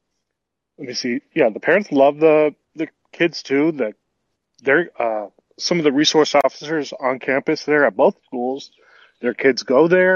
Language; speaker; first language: English; native; English